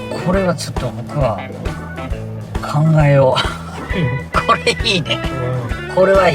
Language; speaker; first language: Japanese; native; Japanese